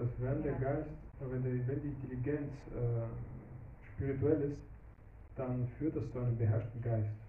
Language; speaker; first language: German; non-native, fluent; Russian